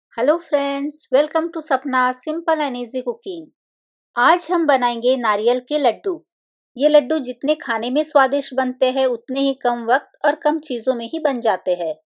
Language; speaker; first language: Hindi; non-native, local second language; Marathi